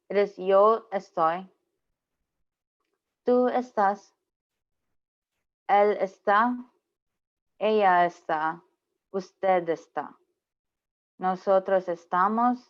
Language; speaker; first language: Spanish; non-native, learner; English